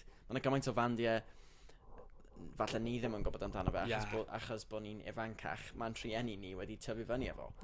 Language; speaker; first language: Welsh; native; Welsh